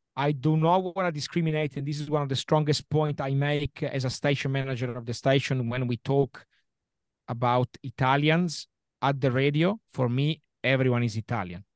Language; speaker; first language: English; non-native, fluent; Italian